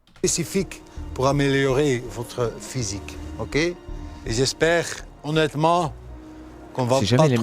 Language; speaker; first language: French; non-native, local second language; Dutch